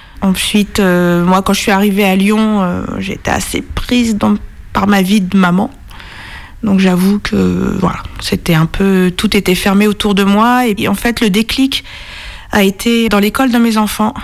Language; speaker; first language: French; native; French